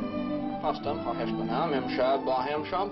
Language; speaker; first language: Persian; non-native, learner; English